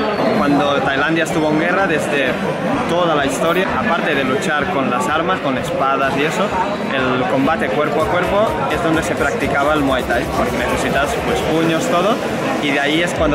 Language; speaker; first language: Spanish; non-native, local second language; Catalan